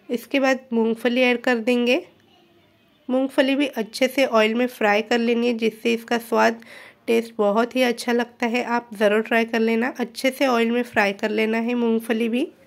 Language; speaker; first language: Hindi; non-native, local second language; Marathi